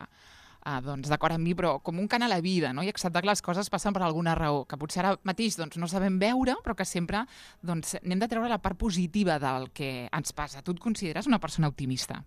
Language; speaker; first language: Catalan; native; Catalan